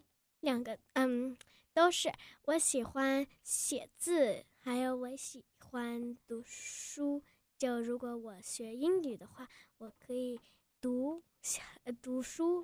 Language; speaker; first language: Chinese; early bilingual, heritage; Chinese